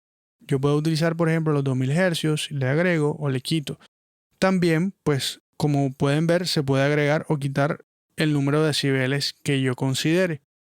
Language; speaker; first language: Spanish; native; Spanish